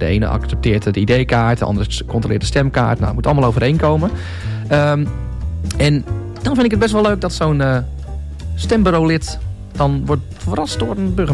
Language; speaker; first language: Dutch; native; Dutch